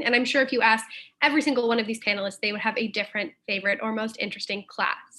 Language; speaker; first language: English; native; English